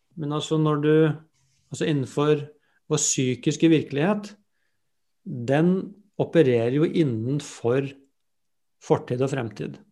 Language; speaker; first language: Norwegian; native; Norwegian